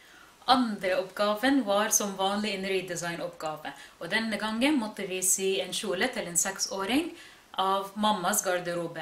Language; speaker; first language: Norwegian; non-native, fluent; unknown